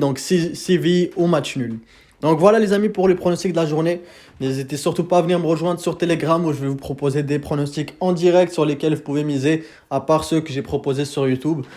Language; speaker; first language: French; native; French